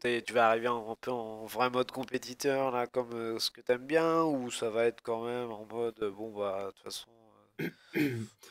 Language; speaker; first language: French; native; French